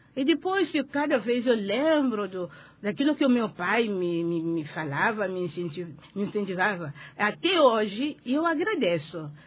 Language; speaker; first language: Portuguese; non-native, fluent; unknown